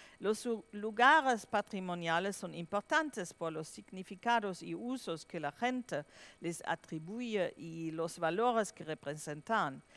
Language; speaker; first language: Spanish; non-native, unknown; German